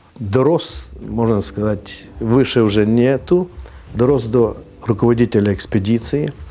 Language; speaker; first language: Russian; native; Russian